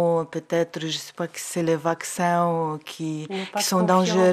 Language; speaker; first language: French; non-native, learner; Ukrainian